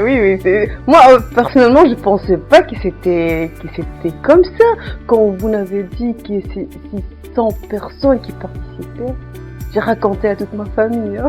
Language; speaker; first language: French; non-native, fluent; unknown